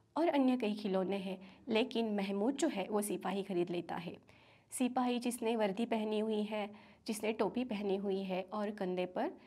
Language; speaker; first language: Hindi; non-native, local second language; Marathi